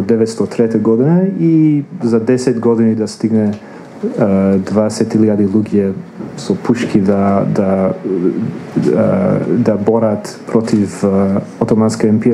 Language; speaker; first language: Macedonian; non-native, fluent; English